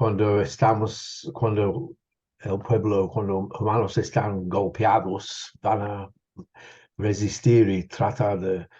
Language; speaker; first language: Spanish; non-native, fluent; English